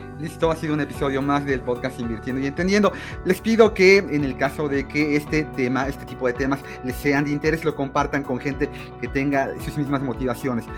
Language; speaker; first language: Spanish; native; Spanish